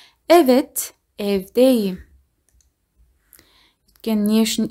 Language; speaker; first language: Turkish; non-native, fluent; Kazakh